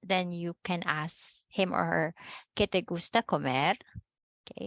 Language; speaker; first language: Spanish; non-native, fluent; Filipino